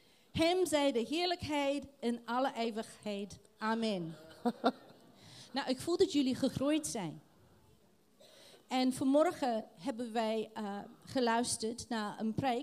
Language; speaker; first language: Dutch; non-native, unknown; English